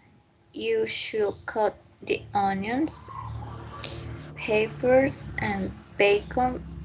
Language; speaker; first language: English; non-native, learner; Spanish